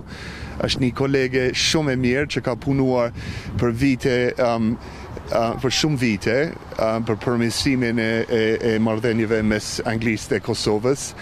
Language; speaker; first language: Albanian; non-native, fluent; English